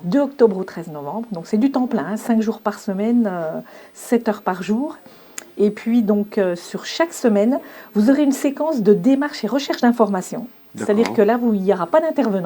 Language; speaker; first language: French; native; French